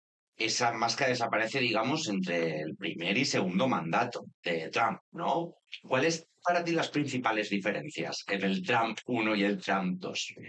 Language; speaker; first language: Spanish; native; Spanish